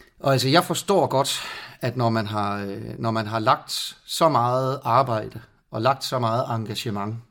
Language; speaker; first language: Danish; native; Danish